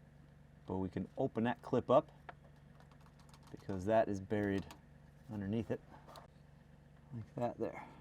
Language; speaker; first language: English; native; English